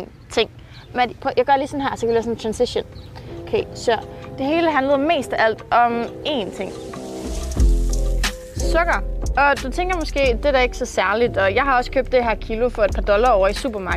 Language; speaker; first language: Danish; native; Danish